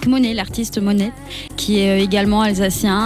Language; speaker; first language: French; native; French